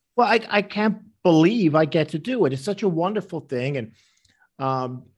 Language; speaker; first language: English; native; English